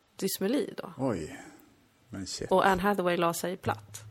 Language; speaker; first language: Swedish; native; Swedish